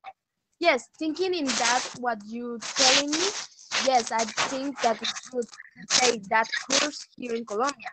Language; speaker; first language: English; non-native, learner; Spanish